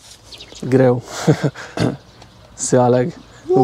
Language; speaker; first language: Romanian; non-native, local second language; Hungarian